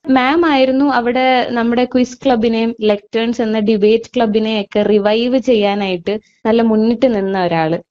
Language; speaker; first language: Malayalam; early bilingual, heritage; Malayalam